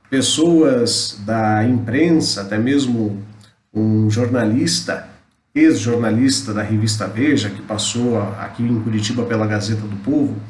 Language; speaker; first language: Portuguese; native; Portuguese